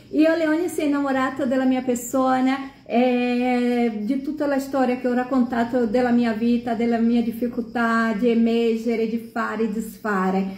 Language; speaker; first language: Italian; non-native, fluent; Portuguese